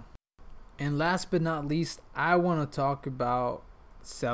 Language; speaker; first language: English; non-native, fluent; Spanish